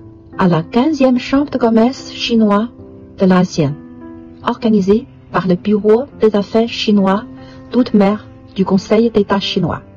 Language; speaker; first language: French; non-native, fluent; Chinese